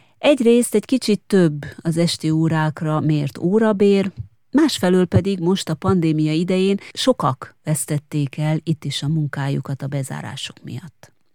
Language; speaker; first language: Hungarian; native; Hungarian